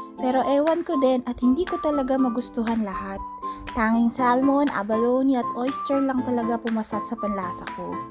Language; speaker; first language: Filipino; native; Filipino